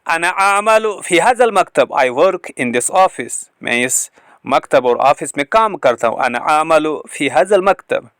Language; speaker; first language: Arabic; non-native, fluent; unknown